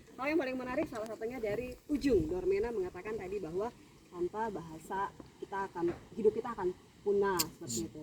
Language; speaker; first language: Indonesian; native; Indonesian